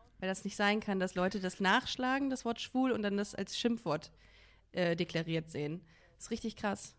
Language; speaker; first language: German; native; German